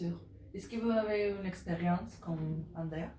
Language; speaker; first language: French; non-native, learner; Spanish